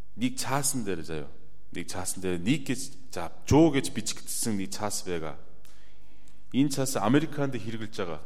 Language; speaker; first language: Mongolian; non-native, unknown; Korean